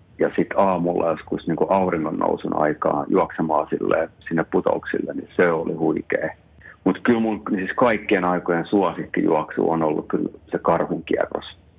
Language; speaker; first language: Finnish; native; Finnish